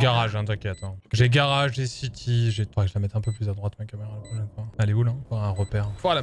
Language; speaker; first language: French; native; French